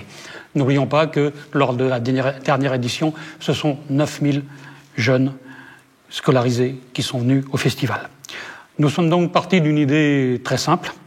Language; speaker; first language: French; native; French